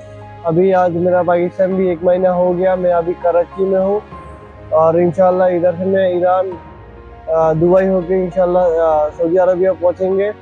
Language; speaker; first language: Hindi; non-native, fluent; Bangla